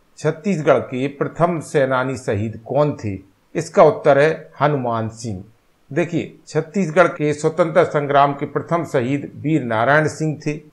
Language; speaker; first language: Hindi; native; Hindi